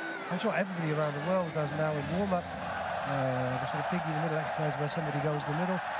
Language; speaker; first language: English; native; English